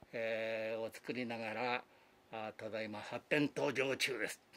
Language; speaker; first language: Japanese; native; Japanese